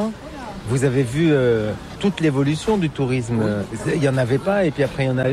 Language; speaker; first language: French; native; French